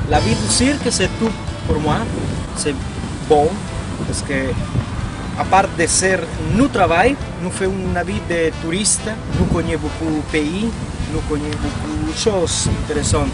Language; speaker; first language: French; non-native, learner; Spanish